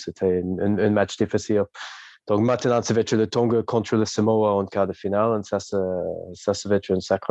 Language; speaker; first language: French; non-native, fluent; English